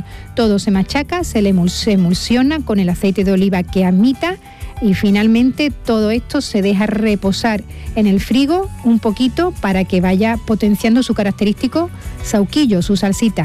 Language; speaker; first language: Spanish; native; Spanish